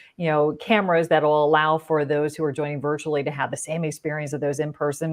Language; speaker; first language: English; native; English